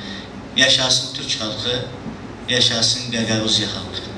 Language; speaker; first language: Turkish; native; Turkish